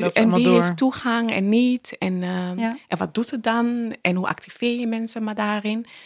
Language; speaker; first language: Dutch; early bilingual, other home language; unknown